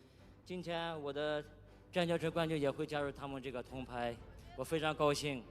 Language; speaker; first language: Chinese; non-native, local second language; Kyrgyz